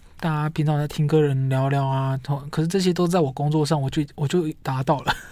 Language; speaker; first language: Chinese; native; Chinese